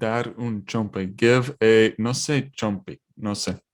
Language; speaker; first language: Spanish; non-native, learner; English